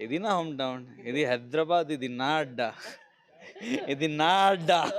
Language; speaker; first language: Telugu; non-native, local second language; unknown